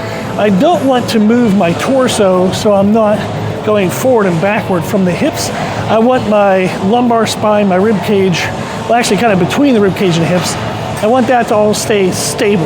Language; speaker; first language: English; native; English